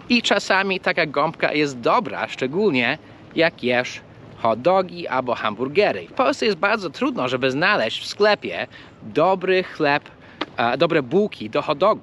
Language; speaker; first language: Polish; non-native, fluent; English